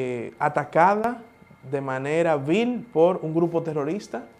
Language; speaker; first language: Spanish; native; Spanish